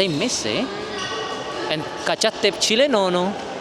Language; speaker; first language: Spanish; non-native, fluent; Indonesian